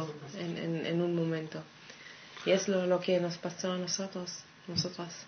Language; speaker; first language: Spanish; non-native, fluent; Hebrew